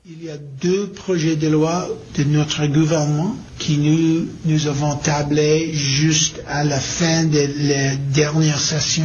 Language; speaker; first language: French; non-native, learner; English